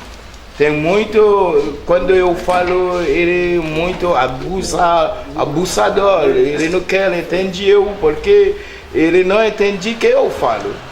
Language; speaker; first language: Portuguese; non-native, learner; Haitian Creole